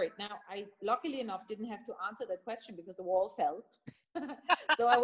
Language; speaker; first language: English; non-native, fluent; German